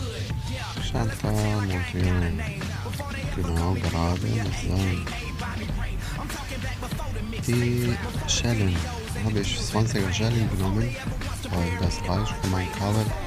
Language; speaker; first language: German; non-native, learner; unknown